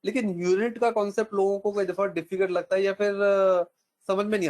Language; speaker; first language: Hindi; native; Hindi